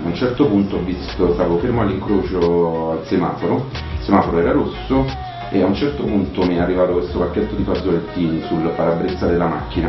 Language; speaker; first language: Italian; native; Italian